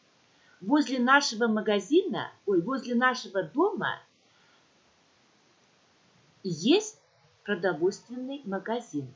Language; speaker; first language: Russian; non-native, local second language; Kyrgyz